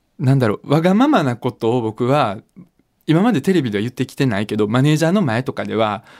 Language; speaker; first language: Japanese; early bilingual, other home language; Russian